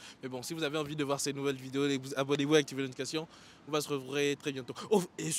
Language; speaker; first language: French; native; French